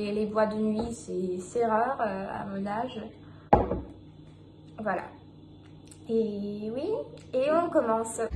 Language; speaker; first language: French; non-native, fluent; Russian